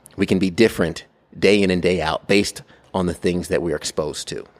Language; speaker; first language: English; native; English